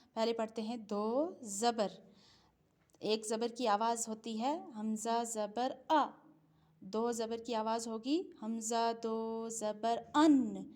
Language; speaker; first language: Urdu; native; Urdu